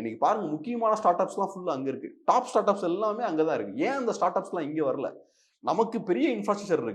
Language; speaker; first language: Tamil; native; Tamil